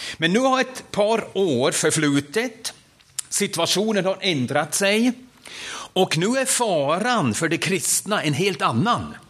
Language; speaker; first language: Swedish; non-native, fluent; German